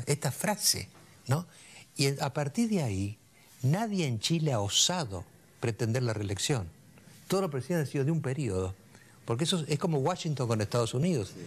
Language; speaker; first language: Spanish; native; Spanish